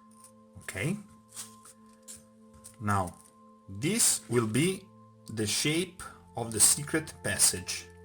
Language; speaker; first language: English; non-native, fluent; Italian